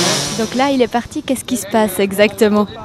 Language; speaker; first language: French; native; French